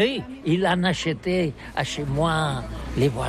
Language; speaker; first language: French; non-native, learner; Catalan